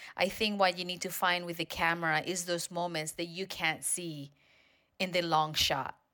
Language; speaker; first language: English; non-native, fluent; Spanish